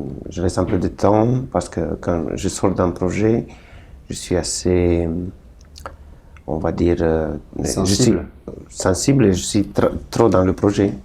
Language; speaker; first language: French; non-native, fluent; Romanian